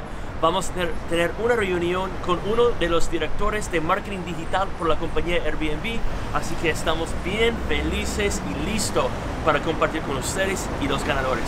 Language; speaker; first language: Spanish; non-native, fluent; English